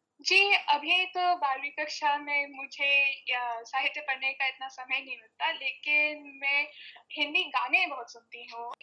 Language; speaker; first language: Hindi; early bilingual, heritage; Punjabi